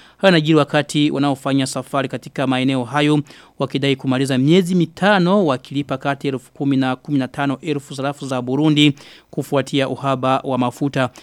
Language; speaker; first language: Swahili; non-native, local second language; Rundi